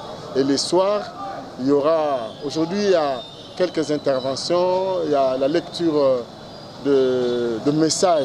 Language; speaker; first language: French; non-native, local second language; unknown